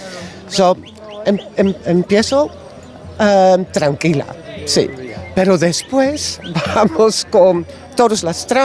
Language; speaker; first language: Spanish; non-native, learner; Dutch